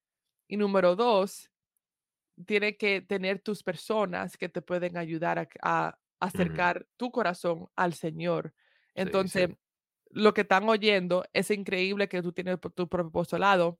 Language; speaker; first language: Spanish; early bilingual, heritage; Spanish